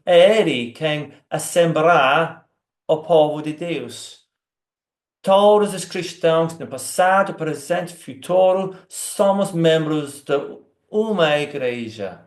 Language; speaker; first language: Portuguese; non-native, fluent; English